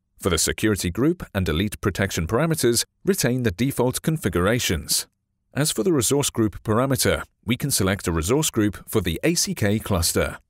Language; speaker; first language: English; non-native, fluent; Chinese